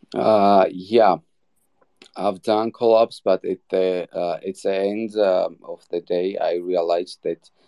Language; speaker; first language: English; non-native, learner; Georgian